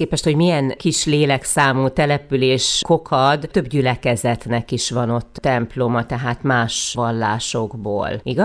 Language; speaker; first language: Hungarian; native; Hungarian